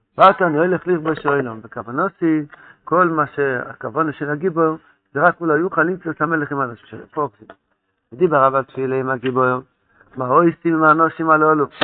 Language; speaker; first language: Hebrew; non-native, fluent; Yiddish